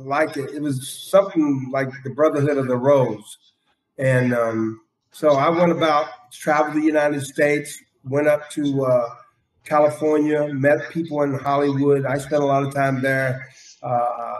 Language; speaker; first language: English; native; English